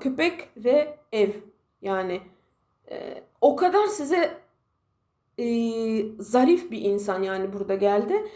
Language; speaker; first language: Turkish; non-native, fluent; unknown